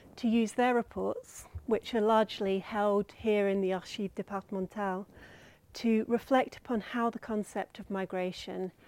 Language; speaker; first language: English; native; English